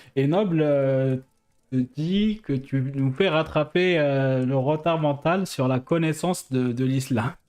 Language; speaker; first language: French; non-native, local second language; Arabic